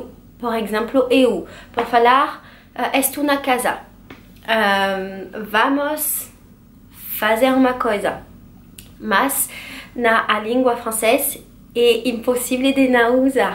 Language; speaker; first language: Portuguese; non-native, learner; French